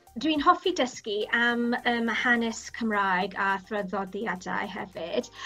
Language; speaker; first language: Welsh; non-native, local second language; English